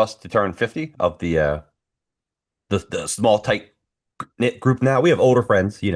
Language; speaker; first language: English; native; English